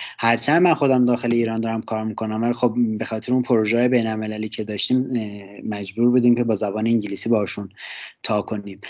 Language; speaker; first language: Persian; non-native, local second language; Azerbaijani